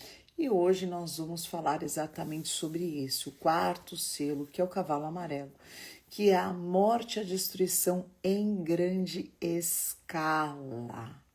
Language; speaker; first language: Portuguese; native; Portuguese